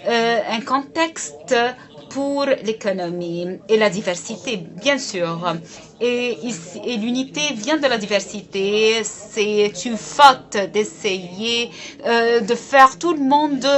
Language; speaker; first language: French; non-native, fluent; Arabic